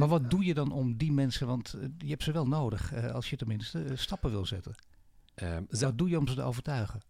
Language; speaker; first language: Dutch; native; Dutch